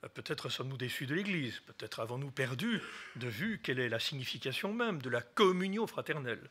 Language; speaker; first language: French; native; French